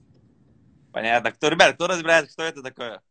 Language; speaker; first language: Russian; native; Russian